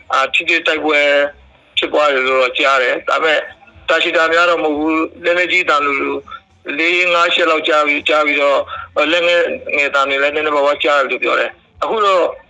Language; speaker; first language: Burmese; native; Burmese